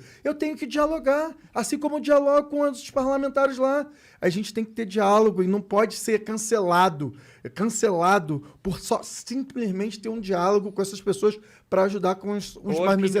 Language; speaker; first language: Portuguese; native; Portuguese